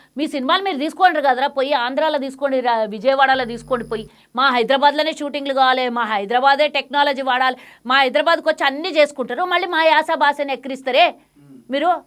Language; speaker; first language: Telugu; native; Telugu